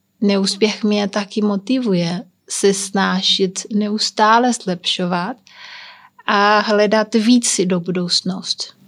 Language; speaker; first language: Czech; non-native, learner; Kabuverdianu